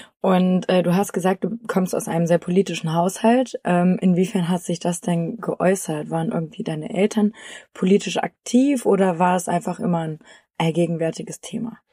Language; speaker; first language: German; native; German